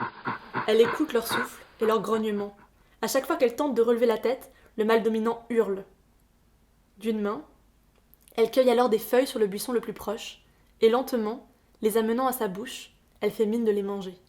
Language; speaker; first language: French; native; French